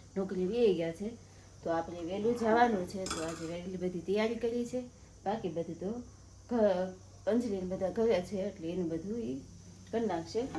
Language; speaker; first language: Gujarati; native; Gujarati